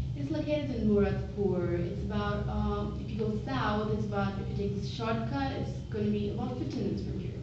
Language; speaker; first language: English; non-native, local second language; Bangla